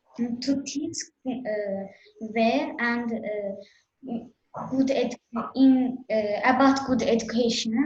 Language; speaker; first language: English; non-native, learner; Azerbaijani